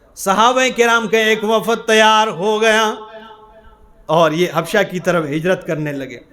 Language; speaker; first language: Urdu; non-native, local second language; Pashto